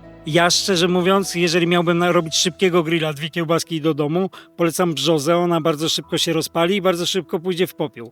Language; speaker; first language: Polish; native; Polish